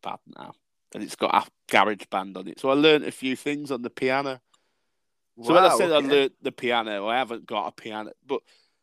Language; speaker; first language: English; native; English